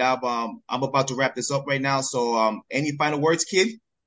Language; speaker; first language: English; early bilingual, other home language; Spanish